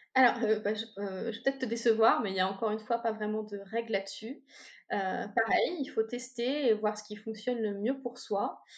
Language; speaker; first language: French; native; French